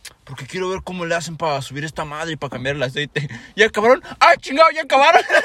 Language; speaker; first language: Spanish; early bilingual, heritage; Spanish